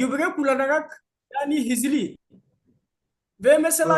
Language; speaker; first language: Turkish; non-native, learner; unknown